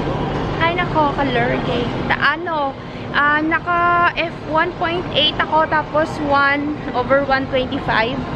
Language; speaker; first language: Filipino; native; Filipino